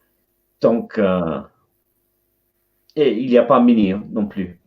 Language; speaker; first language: French; non-native, learner; English